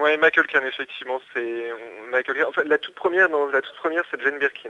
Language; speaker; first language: French; native; French